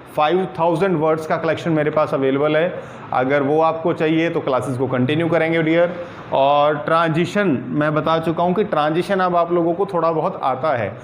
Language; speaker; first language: Hindi; non-native, local second language; Punjabi